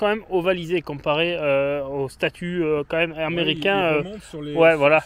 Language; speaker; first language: French; native; French